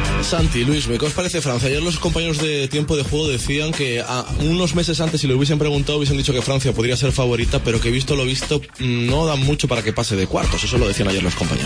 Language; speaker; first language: Spanish; native; Spanish